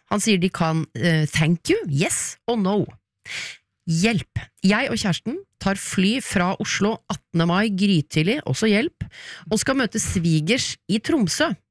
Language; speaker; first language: Norwegian; native; Norwegian